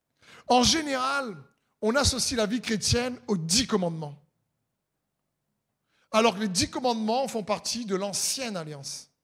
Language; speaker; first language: French; native; French